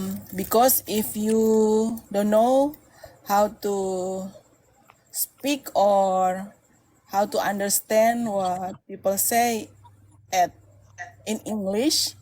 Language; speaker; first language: English; non-native, learner; Indonesian